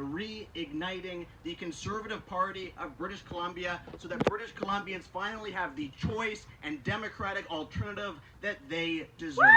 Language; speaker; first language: English; native; English